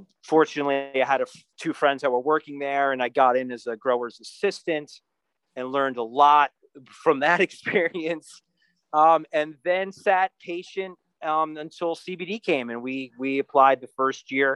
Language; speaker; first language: English; native; English